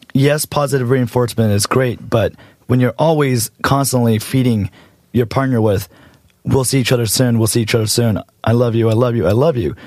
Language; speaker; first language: English; native; English